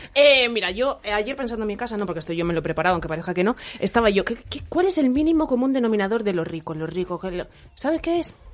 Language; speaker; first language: Spanish; native; Spanish